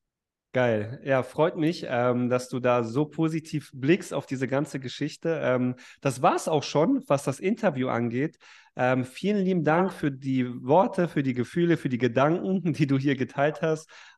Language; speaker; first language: German; native; German